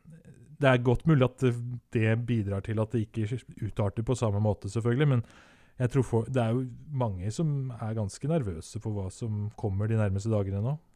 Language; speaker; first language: Norwegian; native; Norwegian